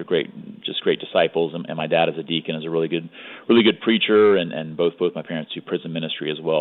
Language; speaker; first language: English; native; English